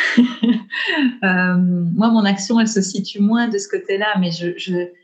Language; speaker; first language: French; native; French